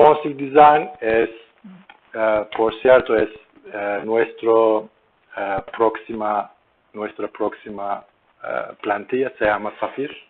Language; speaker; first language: Spanish; non-native, learner; Turkish